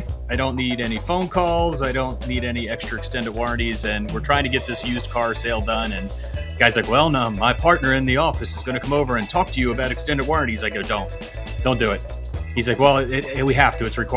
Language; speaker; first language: English; native; English